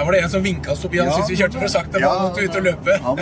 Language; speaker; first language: Norwegian; native; Norwegian